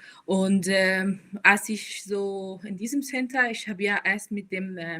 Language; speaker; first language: German; non-native, fluent; Persian